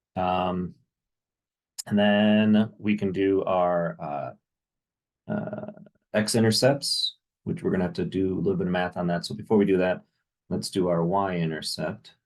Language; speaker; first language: English; native; English